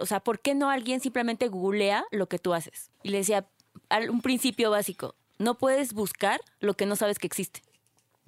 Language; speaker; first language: Spanish; native; Spanish